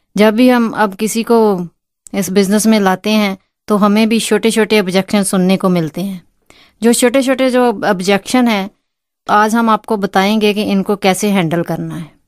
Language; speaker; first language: Hindi; non-native, local second language; Punjabi